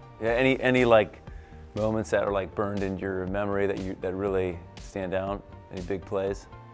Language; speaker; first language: English; native; English